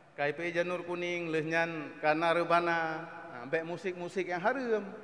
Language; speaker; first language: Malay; non-native, local second language; Achinese